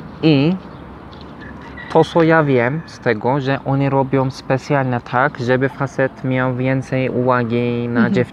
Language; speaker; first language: Polish; non-native, learner; Turkish